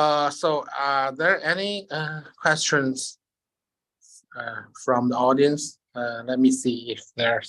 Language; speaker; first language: English; non-native, learner; Chinese